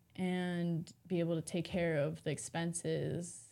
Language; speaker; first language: English; native; English